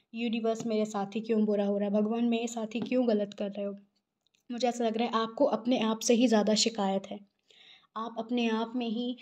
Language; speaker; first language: Hindi; native; Hindi